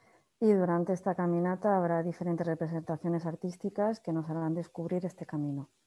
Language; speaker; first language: Spanish; native; Spanish